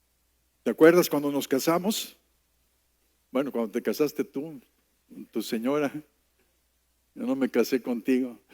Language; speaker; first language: Spanish; native; Spanish